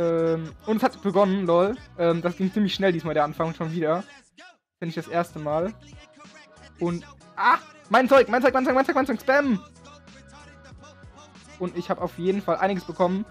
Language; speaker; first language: German; native; German